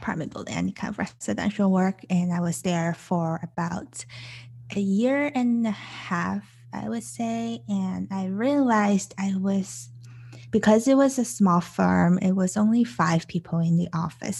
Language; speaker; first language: English; non-native, local second language; Cantonese